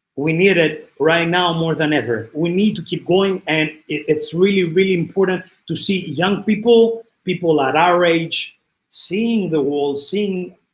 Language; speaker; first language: English; non-native, fluent; Greek